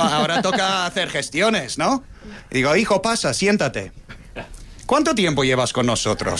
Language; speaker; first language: Spanish; non-native, fluent; English